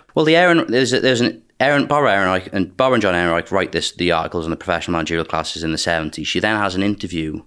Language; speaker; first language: English; native; English